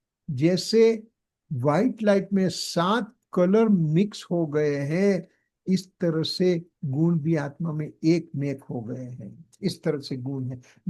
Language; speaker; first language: Hindi; non-native, local second language; Gujarati